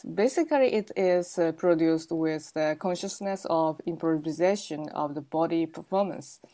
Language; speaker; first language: English; non-native, learner; Japanese